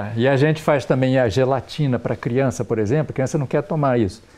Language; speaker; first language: Portuguese; native; Portuguese